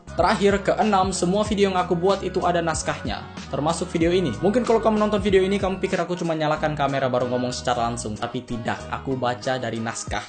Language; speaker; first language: Indonesian; early bilingual, heritage; English